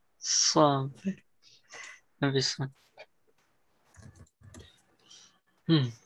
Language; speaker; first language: Chinese; early bilingual, heritage; Chinese